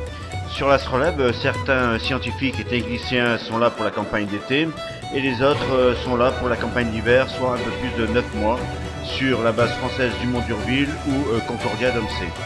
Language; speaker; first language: French; native; French